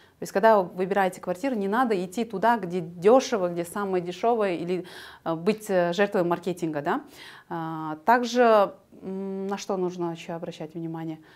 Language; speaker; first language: Russian; non-native, local second language; Kazakh